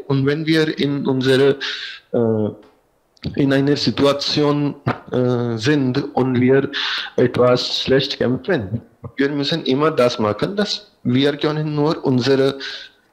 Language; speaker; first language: German; non-native, learner; Hindi